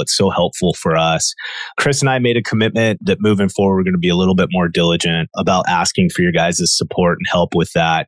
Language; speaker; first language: English; native; English